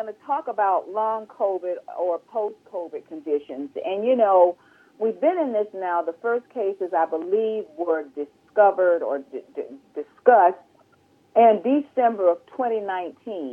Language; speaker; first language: English; native; English